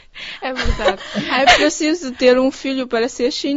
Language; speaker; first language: Portuguese; non-native, fluent; Chinese